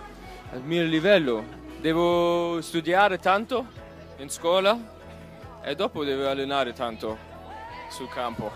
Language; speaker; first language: Italian; non-native, learner; German